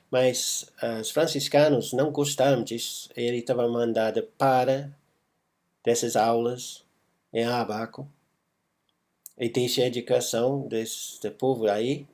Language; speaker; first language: Portuguese; non-native, fluent; English